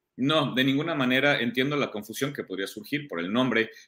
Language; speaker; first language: Spanish; early bilingual, heritage; German